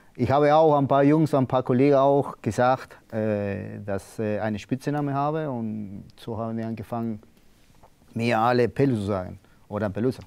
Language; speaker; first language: German; non-native, learner; Spanish